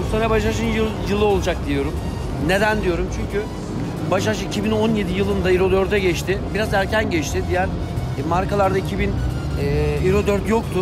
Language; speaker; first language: Turkish; native; Turkish